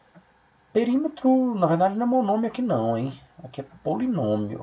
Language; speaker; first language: Portuguese; native; Portuguese